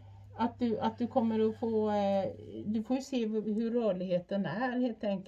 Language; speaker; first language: Swedish; native; Swedish